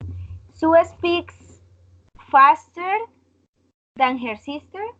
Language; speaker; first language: English; non-native, learner; Spanish